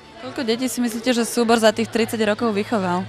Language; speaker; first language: Slovak; native; Slovak